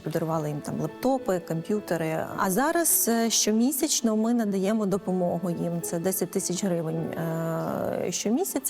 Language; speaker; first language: Ukrainian; native; Ukrainian